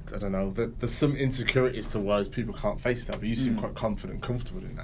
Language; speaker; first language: English; native; English